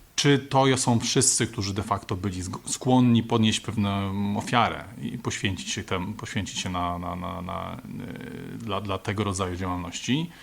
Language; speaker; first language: Polish; native; Polish